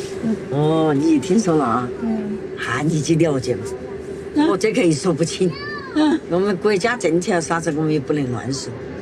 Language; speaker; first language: Chinese; native; Chinese